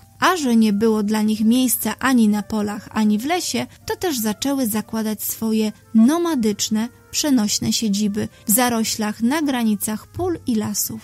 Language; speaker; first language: Polish; native; Polish